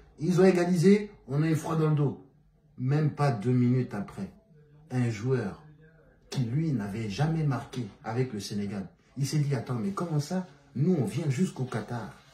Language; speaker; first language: French; non-native, local second language; Bambara